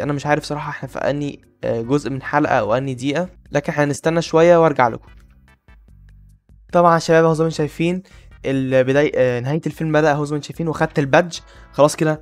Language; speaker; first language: Arabic; native; Arabic